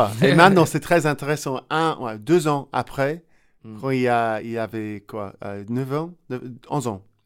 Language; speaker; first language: French; non-native, learner; English